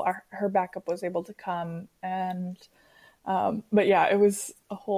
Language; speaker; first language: English; native; English